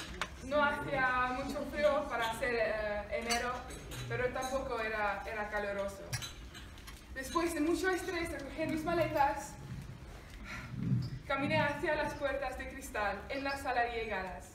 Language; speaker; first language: Spanish; non-native, learner; Afrikaans